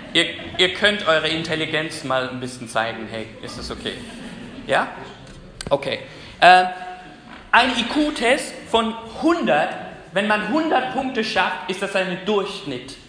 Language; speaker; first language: German; non-native, fluent; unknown